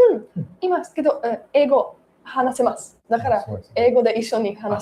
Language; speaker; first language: Japanese; non-native, learner; Slovak